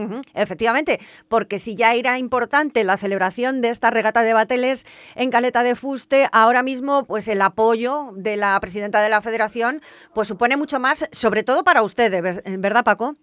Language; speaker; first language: Spanish; native; Spanish